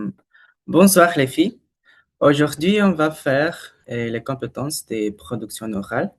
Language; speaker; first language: French; non-native, learner; Spanish